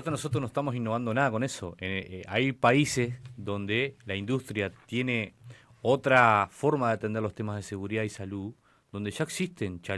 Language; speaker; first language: Spanish; native; Spanish